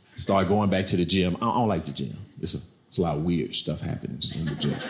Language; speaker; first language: English; native; English